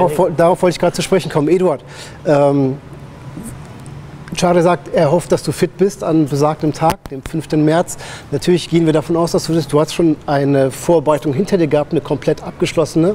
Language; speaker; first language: German; native; German